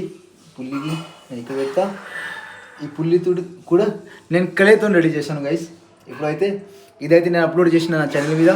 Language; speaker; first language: Telugu; non-native, learner; Hindi